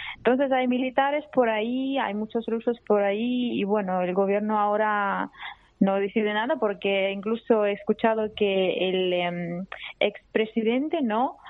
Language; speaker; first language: Spanish; non-native, fluent; Georgian